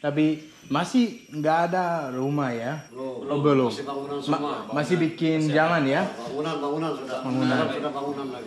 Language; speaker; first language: Indonesian; non-native, learner; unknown